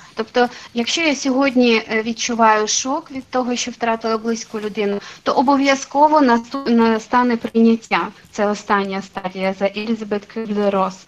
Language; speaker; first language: Ukrainian; non-native, local second language; Russian